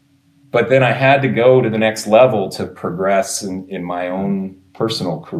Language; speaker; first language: English; native; English